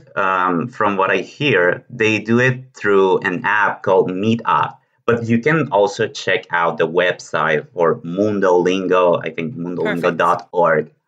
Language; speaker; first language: English; non-native, fluent; Spanish